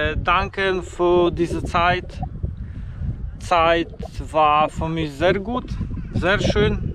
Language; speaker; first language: German; non-native, learner; Polish